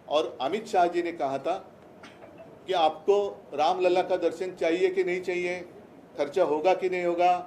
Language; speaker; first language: Hindi; non-native, local second language; Marathi